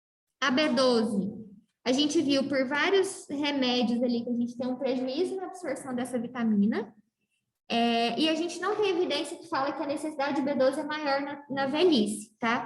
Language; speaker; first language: Portuguese; native; Portuguese